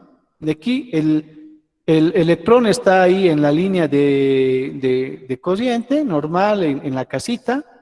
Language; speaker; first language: Spanish; native; Spanish